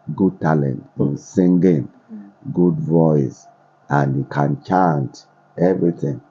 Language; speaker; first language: English; non-native, local second language; Yoruba